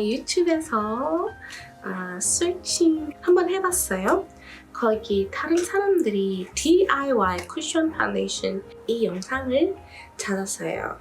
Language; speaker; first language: Korean; non-native, learner; English